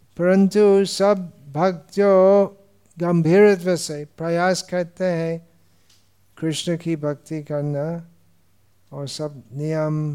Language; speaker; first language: Hindi; non-native, fluent; English